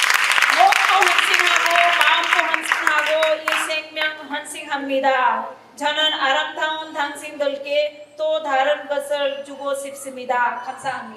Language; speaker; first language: Korean; non-native, learner; Hindi